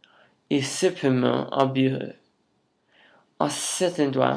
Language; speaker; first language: French; non-native, learner; English